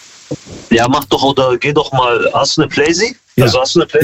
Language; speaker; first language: German; early bilingual, other home language; Kurdish